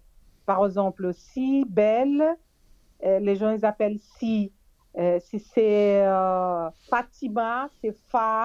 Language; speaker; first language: French; non-native, fluent; Portuguese